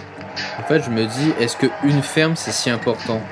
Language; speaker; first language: French; native; French